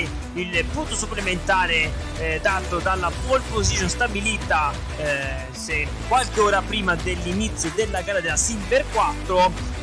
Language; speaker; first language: Italian; native; Italian